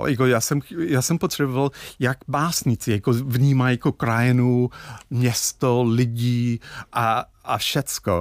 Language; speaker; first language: Czech; non-native, fluent; English